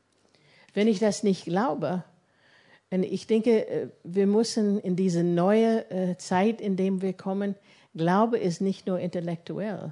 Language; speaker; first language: German; non-native, fluent; English